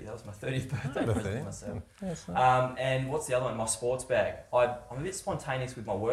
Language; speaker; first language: English; native; English